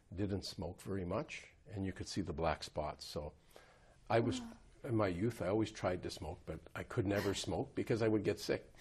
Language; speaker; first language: English; native; English